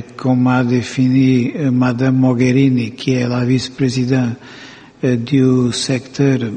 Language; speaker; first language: French; non-native, fluent; Portuguese